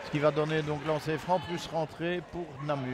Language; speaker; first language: French; native; French